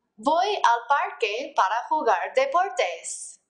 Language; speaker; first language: Spanish; non-native, fluent; English